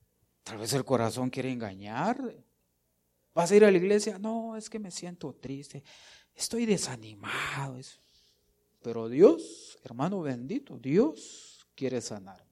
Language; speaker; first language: Spanish; native; Spanish